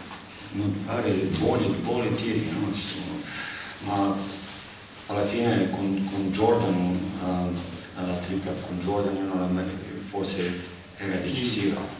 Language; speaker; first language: Italian; non-native, learner; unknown